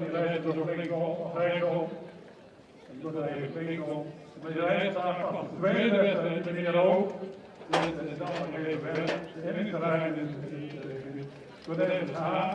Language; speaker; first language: Dutch; native; Dutch